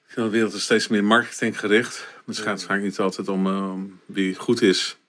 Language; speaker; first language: Dutch; native; Dutch